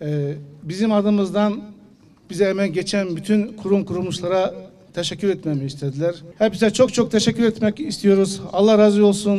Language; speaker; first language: Turkish; early bilingual, heritage; Turkish